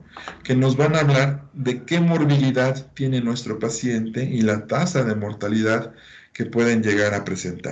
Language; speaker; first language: Spanish; native; Spanish